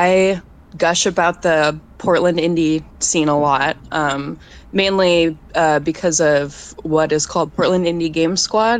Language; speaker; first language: English; native; English